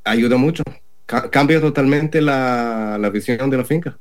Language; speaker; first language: Spanish; non-native, learner; Hebrew